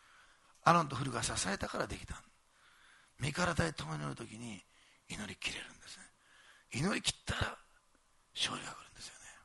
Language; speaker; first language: Japanese; native; Japanese